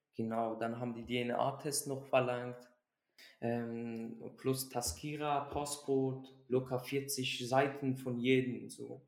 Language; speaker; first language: German; early bilingual, other home language; Persian